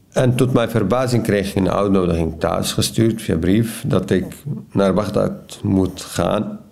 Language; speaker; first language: Dutch; non-native, fluent; Arabic